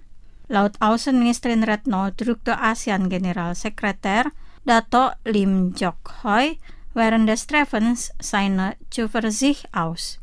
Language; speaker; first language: German; non-native, fluent; Indonesian